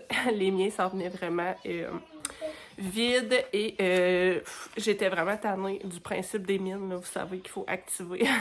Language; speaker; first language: French; native; French